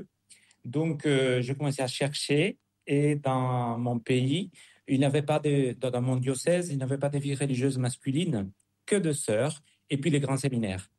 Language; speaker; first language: French; non-native, fluent; Spanish